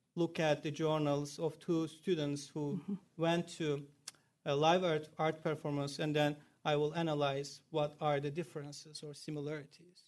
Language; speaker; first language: English; non-native, fluent; Turkish